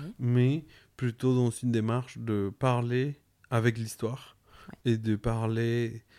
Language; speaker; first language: French; non-native, fluent; Spanish